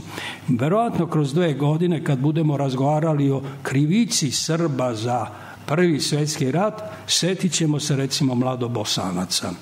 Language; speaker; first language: Serbian; native; Serbian